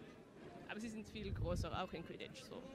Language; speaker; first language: German; non-native, learner; Dutch